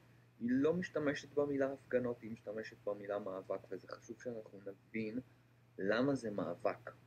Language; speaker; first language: Hebrew; native; Hebrew